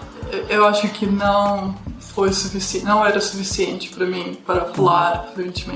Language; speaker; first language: Portuguese; non-native, fluent; Russian